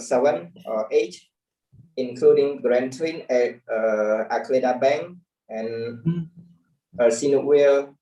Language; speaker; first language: English; non-native, learner; Khmer